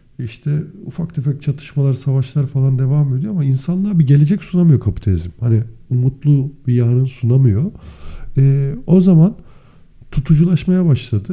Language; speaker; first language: Turkish; native; Turkish